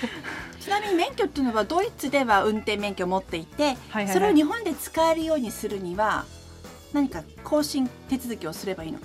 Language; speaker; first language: Japanese; native; Japanese